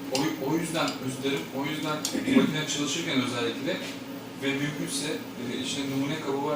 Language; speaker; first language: Turkish; native; Turkish